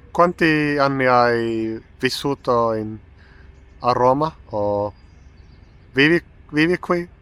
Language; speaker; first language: Italian; non-native, learner; Finnish